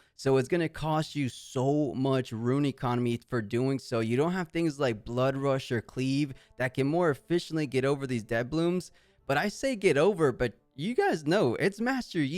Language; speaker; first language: English; native; English